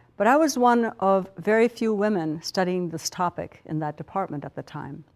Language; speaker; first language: English; non-native, local second language; Punjabi